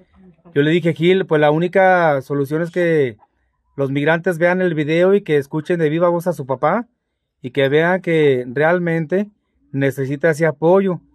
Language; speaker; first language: Spanish; native; Spanish